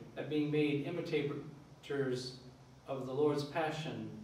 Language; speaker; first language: English; native; English